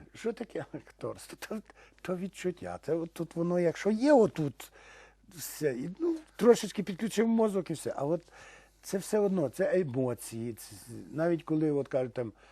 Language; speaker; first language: Ukrainian; native; Ukrainian